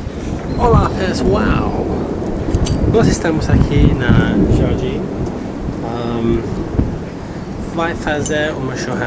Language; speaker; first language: Portuguese; non-native, learner; English